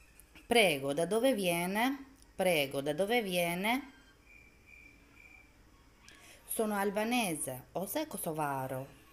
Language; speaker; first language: Italian; non-native, fluent; Albanian